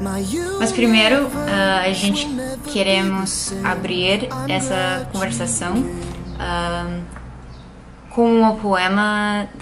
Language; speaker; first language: Portuguese; non-native, fluent; English